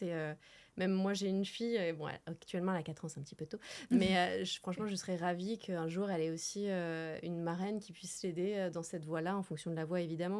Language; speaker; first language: French; native; French